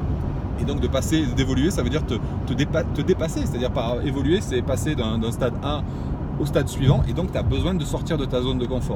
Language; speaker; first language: French; native; French